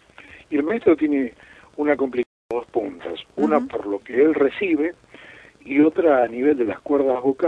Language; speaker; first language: Spanish; native; Spanish